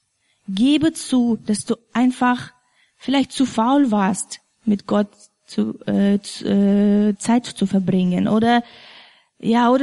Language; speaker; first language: German; non-native, fluent; Russian